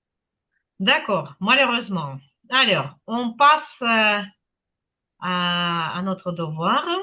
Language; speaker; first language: French; non-native, fluent; Ukrainian